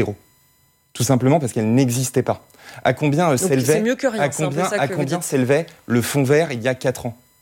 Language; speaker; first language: French; native; French